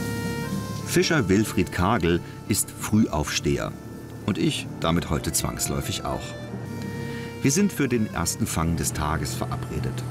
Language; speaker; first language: German; native; German